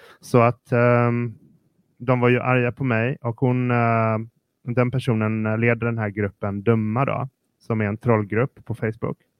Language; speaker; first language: Swedish; native; Swedish